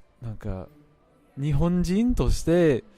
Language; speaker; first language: Japanese; non-native, fluent; English